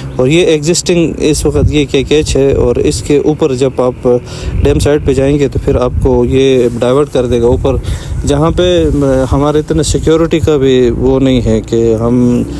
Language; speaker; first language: Urdu; non-native, local second language; Shina